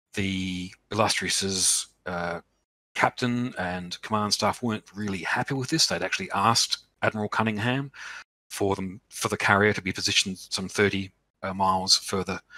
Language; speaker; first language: English; native; English